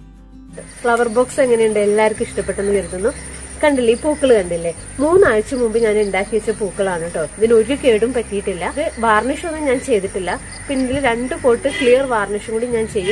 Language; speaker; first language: Malayalam; native; Malayalam